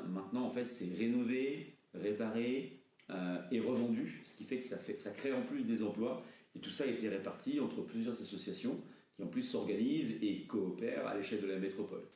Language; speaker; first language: French; native; French